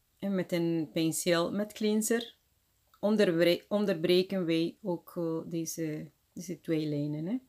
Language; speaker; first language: Dutch; non-native, fluent; Spanish